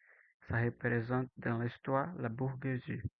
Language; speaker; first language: French; non-native, learner; Portuguese